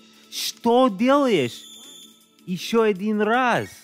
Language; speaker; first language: Russian; non-native, learner; English